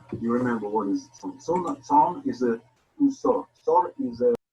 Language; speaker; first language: English; non-native, fluent; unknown